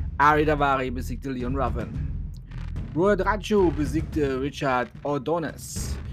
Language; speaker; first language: German; native; German